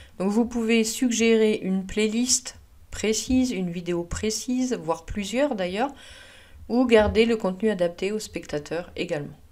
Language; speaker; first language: French; native; French